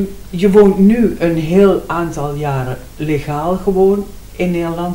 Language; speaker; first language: Dutch; native; Dutch